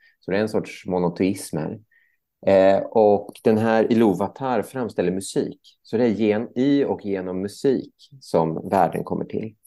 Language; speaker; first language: Swedish; native; Swedish